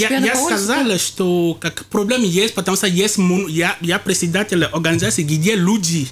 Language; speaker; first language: Russian; non-native, fluent; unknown